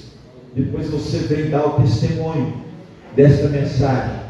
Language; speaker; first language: Portuguese; native; Portuguese